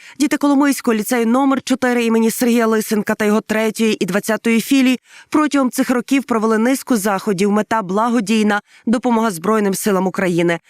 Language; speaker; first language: Ukrainian; native; Ukrainian